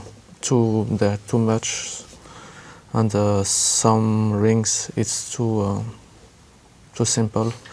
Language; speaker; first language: English; non-native, learner; French